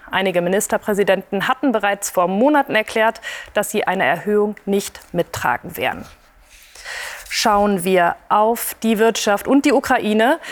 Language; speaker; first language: German; native; German